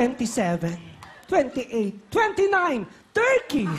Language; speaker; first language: English; non-native, local second language; Filipino